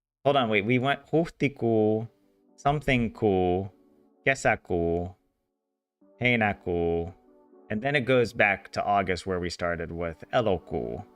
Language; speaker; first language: Finnish; non-native, learner; English